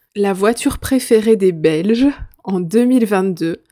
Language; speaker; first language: French; native; French